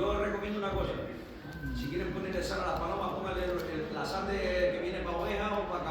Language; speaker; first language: Spanish; native; Spanish